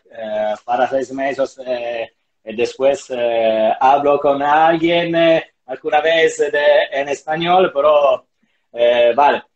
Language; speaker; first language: Spanish; non-native, learner; Italian